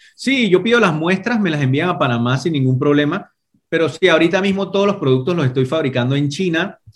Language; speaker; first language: Spanish; native; Spanish